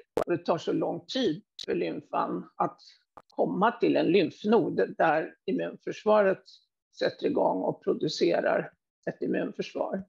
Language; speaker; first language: Swedish; native; Swedish